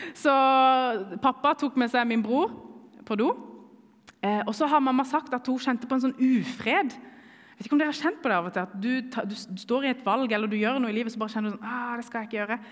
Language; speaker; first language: Norwegian; early bilingual, other home language; Kurdish